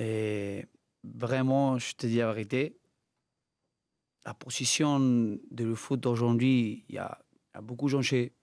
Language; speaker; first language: French; non-native, learner; Spanish